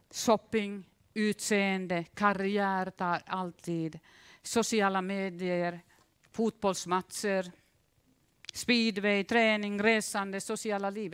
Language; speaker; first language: Swedish; non-native, fluent; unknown